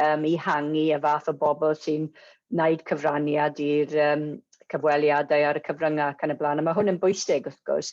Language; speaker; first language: Welsh; non-native, local second language; English